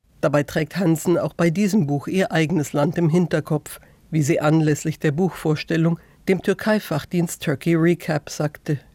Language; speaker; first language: German; native; German